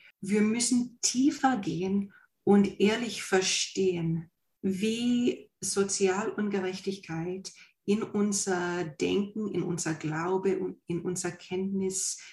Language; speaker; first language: German; non-native, fluent; English